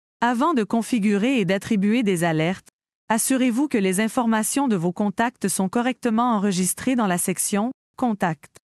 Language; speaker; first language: French; native; French